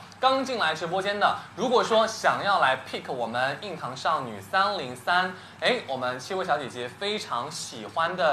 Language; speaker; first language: Chinese; native; Chinese